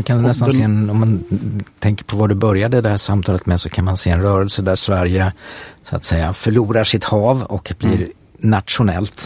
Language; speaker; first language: Swedish; native; Swedish